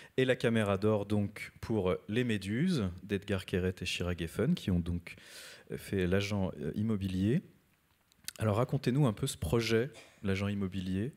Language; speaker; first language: French; native; French